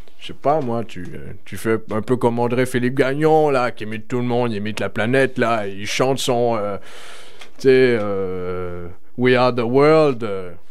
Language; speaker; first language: French; native; French